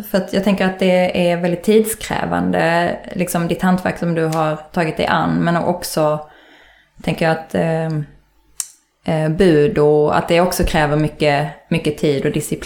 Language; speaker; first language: Swedish; native; Swedish